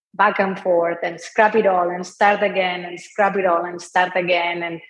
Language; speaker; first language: English; non-native, fluent; Spanish